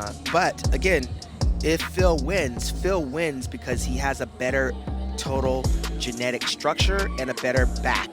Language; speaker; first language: English; native; English